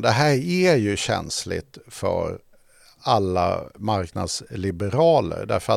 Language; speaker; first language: Swedish; native; Swedish